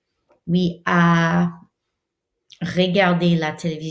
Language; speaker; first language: French; non-native, fluent; English